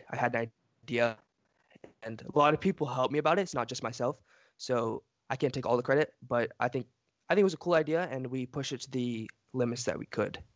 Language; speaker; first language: English; native; English